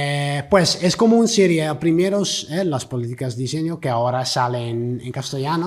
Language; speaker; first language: Spanish; non-native, learner; Dutch